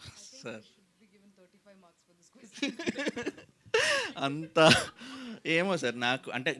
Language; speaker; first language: Telugu; native; Telugu